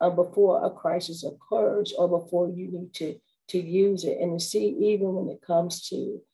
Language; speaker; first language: English; native; English